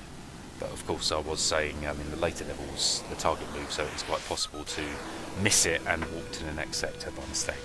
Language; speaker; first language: English; native; English